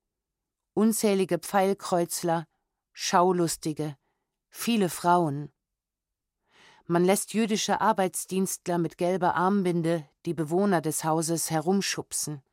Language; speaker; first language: German; native; German